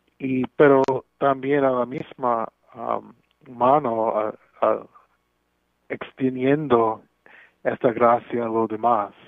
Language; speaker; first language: Spanish; non-native, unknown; English